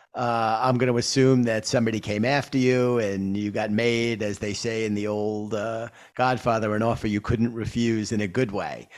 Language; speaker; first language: English; native; English